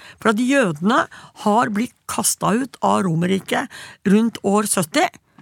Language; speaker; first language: Norwegian; native; Norwegian